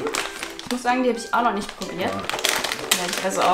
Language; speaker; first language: German; native; German